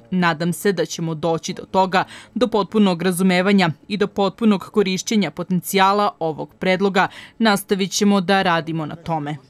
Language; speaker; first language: Croatian; non-native, fluent; Slovak